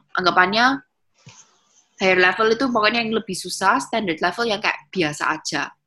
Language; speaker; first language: Indonesian; early bilingual, heritage; Indonesian